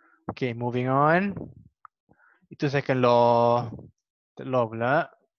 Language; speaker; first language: English; non-native, local second language; Malay